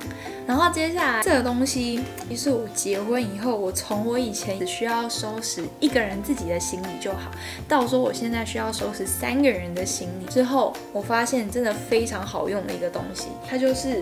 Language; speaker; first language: Chinese; native; Chinese